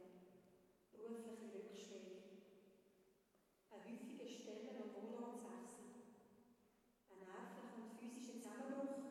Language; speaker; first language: German; native; German